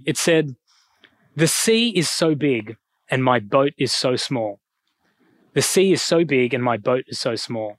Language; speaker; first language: English; native; English